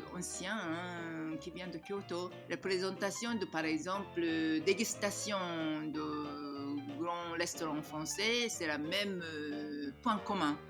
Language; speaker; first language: French; non-native, fluent; Japanese